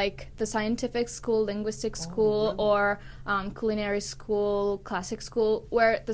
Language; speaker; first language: English; non-native, fluent; Italian